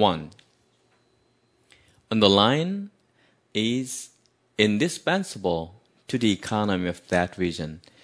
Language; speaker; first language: English; non-native, fluent; Korean